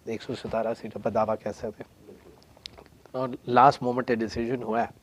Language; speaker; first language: Hindi; non-native, local second language; Punjabi